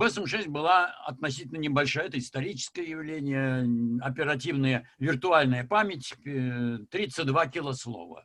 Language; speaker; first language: Russian; native; Russian